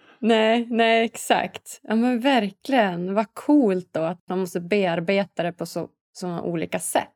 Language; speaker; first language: Swedish; native; Swedish